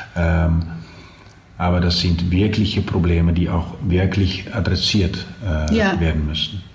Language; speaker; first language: German; non-native, learner; Dutch